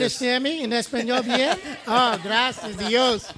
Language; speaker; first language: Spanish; non-native, learner; English